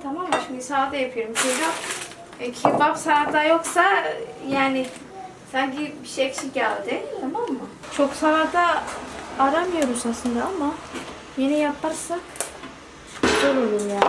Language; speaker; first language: Turkish; non-native, learner; Indonesian